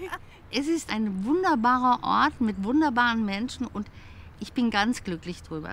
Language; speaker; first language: German; native; German